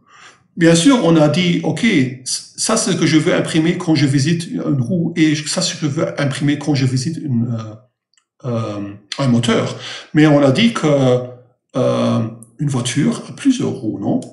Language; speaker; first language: French; non-native, fluent; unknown